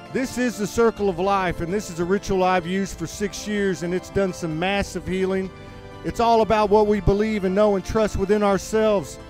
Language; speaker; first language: English; native; English